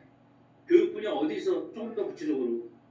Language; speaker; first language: Korean; native; Korean